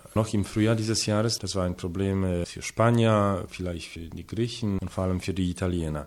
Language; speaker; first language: German; non-native, fluent; Polish